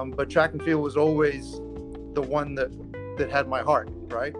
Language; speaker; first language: English; native; English